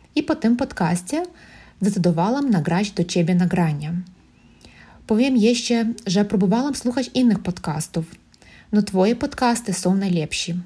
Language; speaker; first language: Polish; non-native, learner; Russian